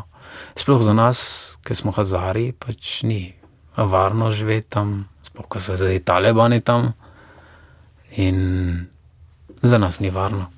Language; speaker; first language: Slovenian; non-native, fluent; Persian